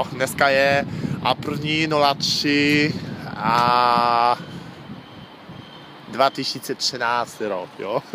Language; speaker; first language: Czech; non-native, learner; Polish